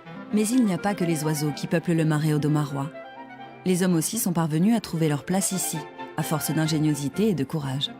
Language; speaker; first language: French; native; French